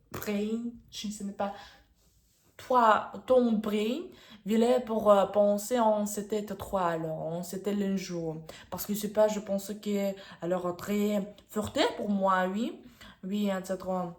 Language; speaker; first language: French; non-native, learner; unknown